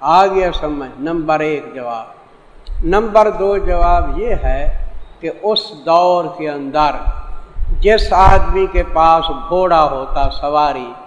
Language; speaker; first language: Urdu; native; Urdu